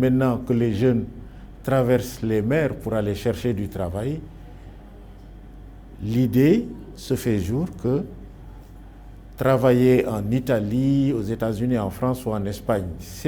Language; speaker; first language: French; non-native, local second language; Wolof